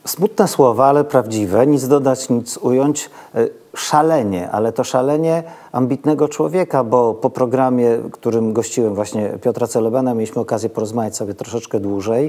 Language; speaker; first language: Polish; native; Polish